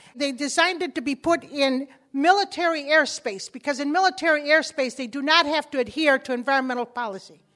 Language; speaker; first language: English; early bilingual, other home language; Spanish